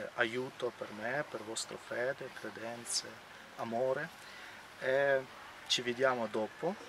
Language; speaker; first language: Italian; non-native, learner; Ukrainian